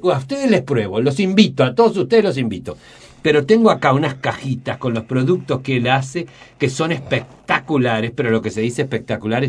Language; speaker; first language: Spanish; native; Spanish